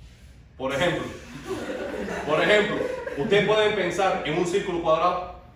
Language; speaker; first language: Spanish; native; Spanish